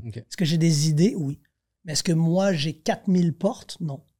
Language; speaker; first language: French; native; French